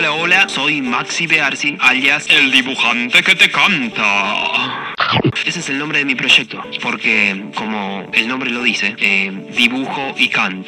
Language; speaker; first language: Spanish; native; Spanish